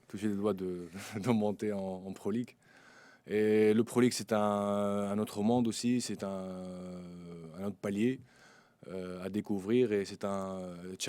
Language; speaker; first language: French; non-native, local second language; Arabic